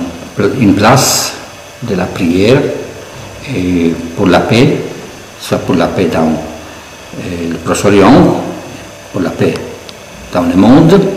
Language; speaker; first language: French; non-native, fluent; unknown